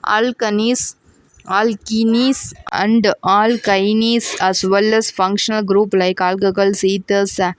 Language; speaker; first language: English; non-native, local second language; Tamil